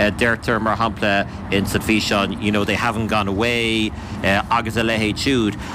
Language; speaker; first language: Irish; native; Irish